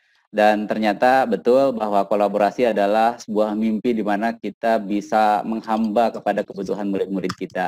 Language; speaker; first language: Indonesian; native; Indonesian